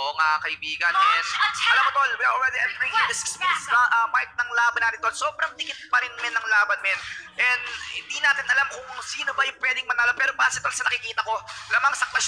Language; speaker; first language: Filipino; native; Filipino